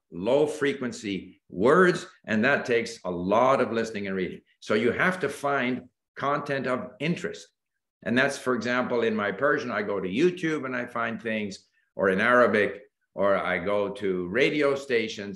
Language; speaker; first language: English; native; English